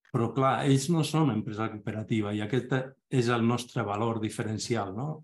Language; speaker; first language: Catalan; non-native, local second language; Spanish